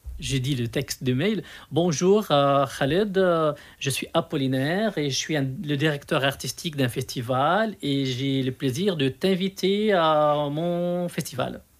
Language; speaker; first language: French; non-native, local second language; Arabic